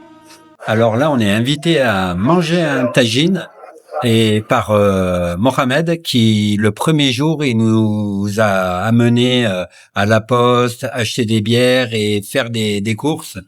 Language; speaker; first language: French; native; French